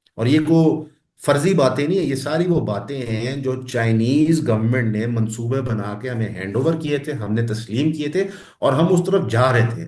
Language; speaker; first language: Urdu; non-native, local second language; Punjabi